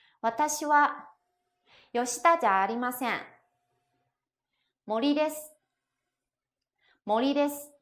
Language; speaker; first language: Japanese; non-native, fluent; Chinese